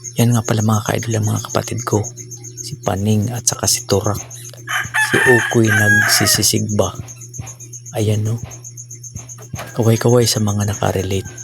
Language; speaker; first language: Filipino; non-native, local second language; Bikol